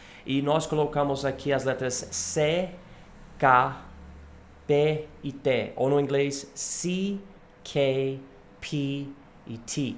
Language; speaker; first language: Portuguese; non-native, fluent; English